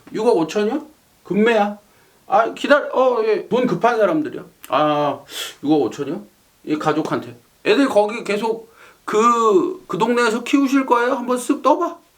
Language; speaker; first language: Korean; native; Korean